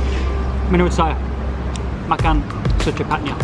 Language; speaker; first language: Indonesian; non-native, learner; English